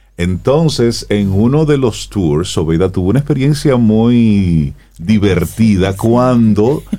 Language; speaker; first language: Spanish; native; Spanish